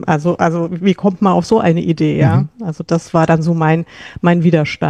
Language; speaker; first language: German; native; German